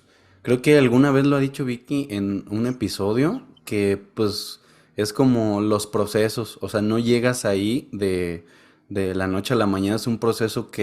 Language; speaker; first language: Spanish; native; Spanish